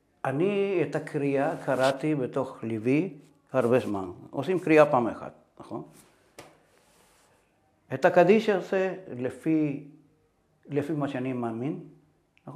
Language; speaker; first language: Hebrew; non-native, fluent; Spanish